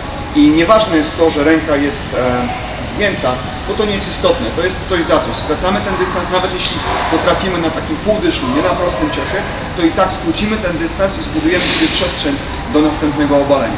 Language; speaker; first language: Polish; native; Polish